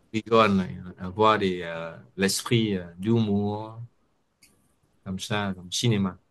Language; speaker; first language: French; non-native, fluent; Vietnamese